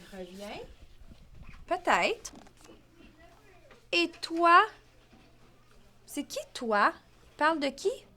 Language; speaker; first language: French; native; French